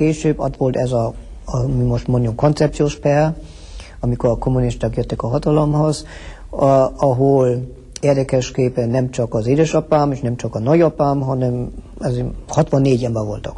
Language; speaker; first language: Hungarian; early bilingual, heritage; Hungarian